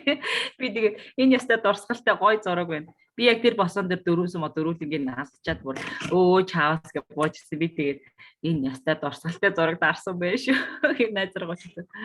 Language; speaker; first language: Mongolian; native; Mongolian